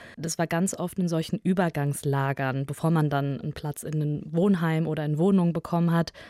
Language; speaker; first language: German; early bilingual, other home language; Russian